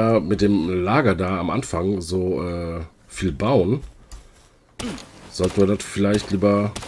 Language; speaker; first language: German; native; German